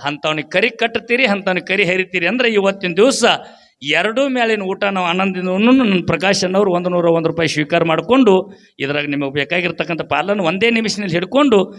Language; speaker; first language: Kannada; native; Kannada